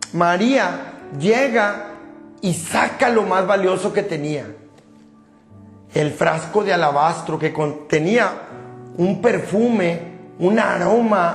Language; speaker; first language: Spanish; native; Spanish